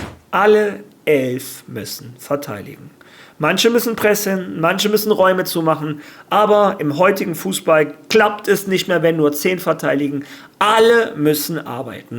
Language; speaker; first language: German; native; German